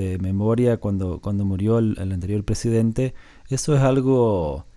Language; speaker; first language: Spanish; non-native, fluent; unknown